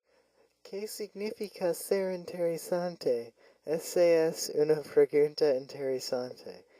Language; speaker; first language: Spanish; non-native, learner; English